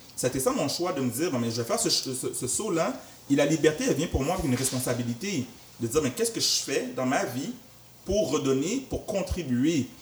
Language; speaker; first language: French; native; French